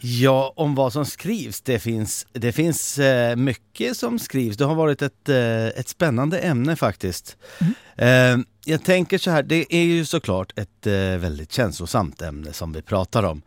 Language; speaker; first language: Swedish; native; Swedish